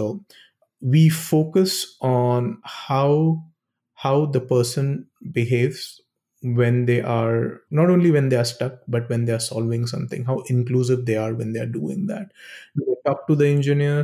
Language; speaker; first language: English; non-native, local second language; Hindi